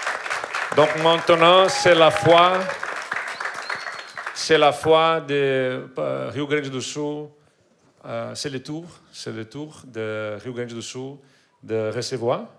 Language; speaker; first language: French; non-native, learner; Portuguese